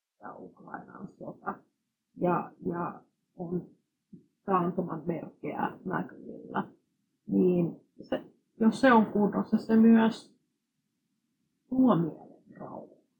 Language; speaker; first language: Finnish; non-native, fluent; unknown